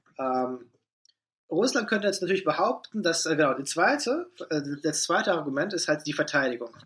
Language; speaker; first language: German; non-native, fluent; Russian